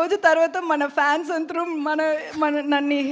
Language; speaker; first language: Telugu; non-native, local second language; Tamil